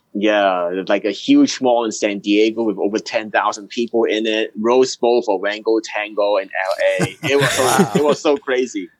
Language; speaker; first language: English; early bilingual, other home language; Cantonese